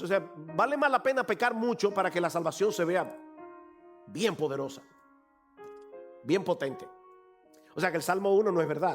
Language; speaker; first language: Spanish; native; Spanish